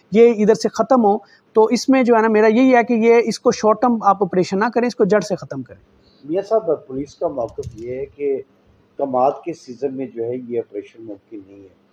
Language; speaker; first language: Urdu; non-native, local second language; Saraiki